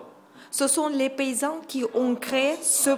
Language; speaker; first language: French; non-native, fluent; Russian